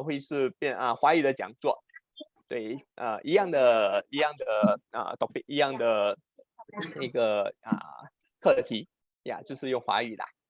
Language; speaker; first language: Chinese; native; Chinese